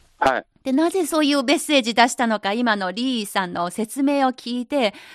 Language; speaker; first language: Japanese; non-native, fluent; Chinese